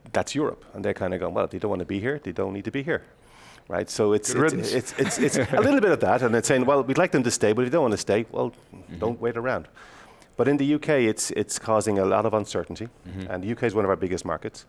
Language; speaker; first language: English; native; English